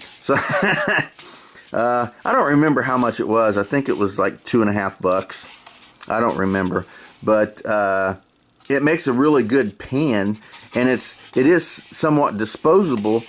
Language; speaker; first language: English; native; English